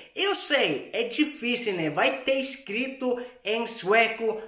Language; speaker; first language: Portuguese; non-native, fluent; Swedish